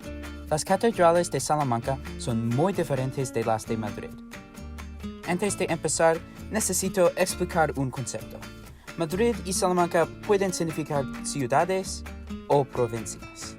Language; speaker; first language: Spanish; non-native, learner; English